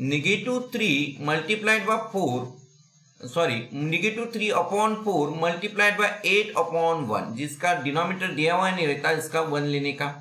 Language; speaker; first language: Hindi; non-native, local second language; Marathi